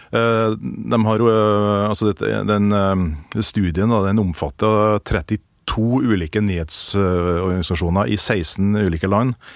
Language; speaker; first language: Norwegian; native; Norwegian